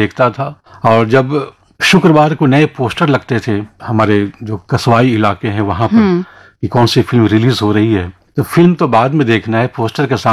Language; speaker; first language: Hindi; native; Hindi